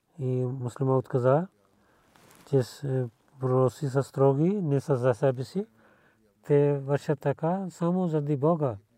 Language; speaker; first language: Bulgarian; non-native, learner; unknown